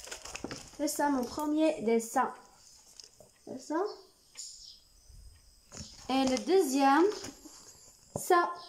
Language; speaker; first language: French; non-native, learner; Arabic